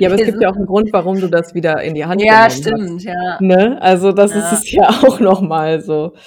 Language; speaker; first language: German; native; German